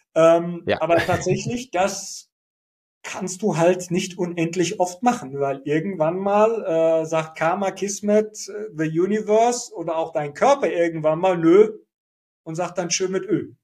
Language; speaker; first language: German; native; German